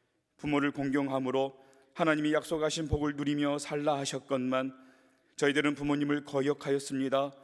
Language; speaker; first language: Korean; native; Korean